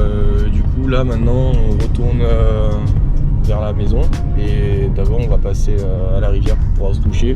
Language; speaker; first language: French; native; French